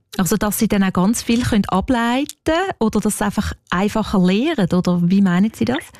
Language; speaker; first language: German; native; German